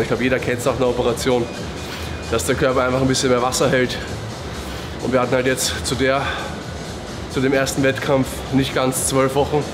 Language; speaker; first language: German; native; German